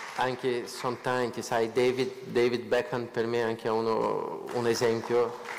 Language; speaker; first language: Italian; non-native, fluent; Portuguese